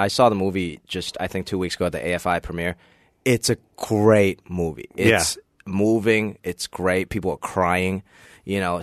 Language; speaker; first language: English; early bilingual, other home language; Cantonese